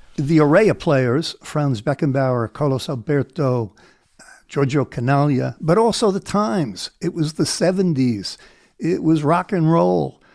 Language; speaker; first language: English; native; English